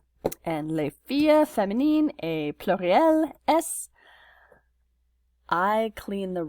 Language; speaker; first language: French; non-native, learner; English